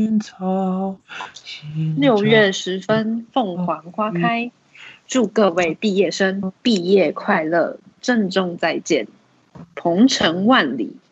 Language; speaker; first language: Chinese; native; Chinese